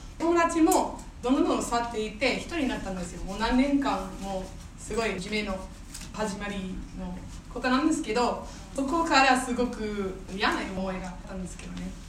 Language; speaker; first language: Japanese; non-native, fluent; English